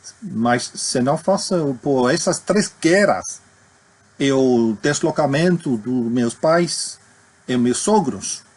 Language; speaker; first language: Portuguese; non-native, fluent; English